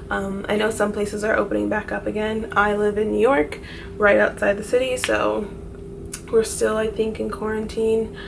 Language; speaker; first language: English; native; English